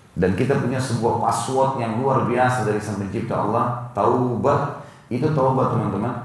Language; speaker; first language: Indonesian; native; Indonesian